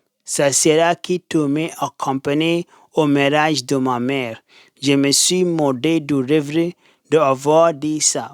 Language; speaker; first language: French; non-native, learner; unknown